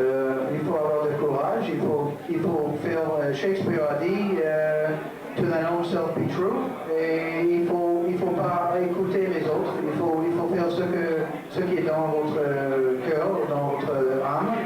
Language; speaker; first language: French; non-native, fluent; English